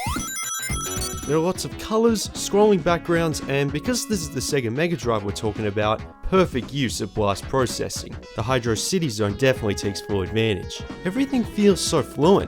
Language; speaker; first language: English; native; English